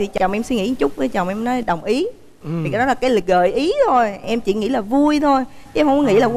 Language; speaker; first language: Vietnamese; native; Vietnamese